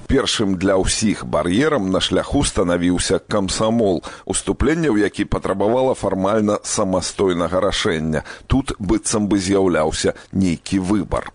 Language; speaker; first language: Belarusian; native; Belarusian